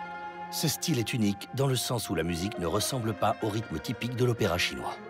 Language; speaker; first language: French; native; French